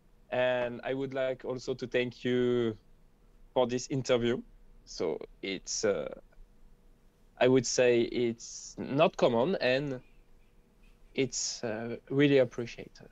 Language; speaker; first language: English; non-native, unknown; French